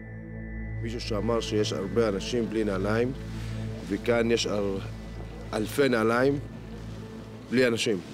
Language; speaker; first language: Hebrew; non-native, local second language; Arabic